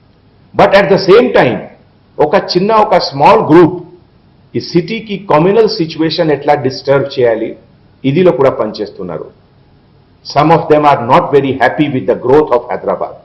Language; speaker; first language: Telugu; non-native, fluent; Hindi